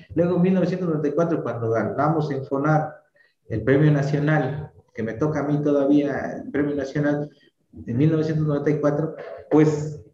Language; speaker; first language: Spanish; native; Spanish